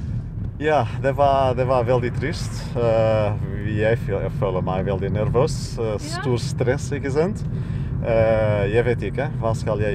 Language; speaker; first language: Norwegian; non-native, learner; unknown